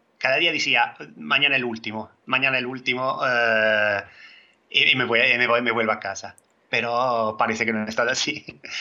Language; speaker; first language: Spanish; non-native, fluent; Italian